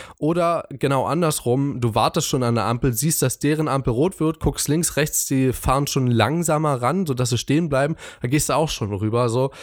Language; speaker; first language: German; native; German